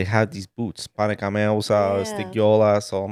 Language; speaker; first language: English; early bilingual, other home language; Italian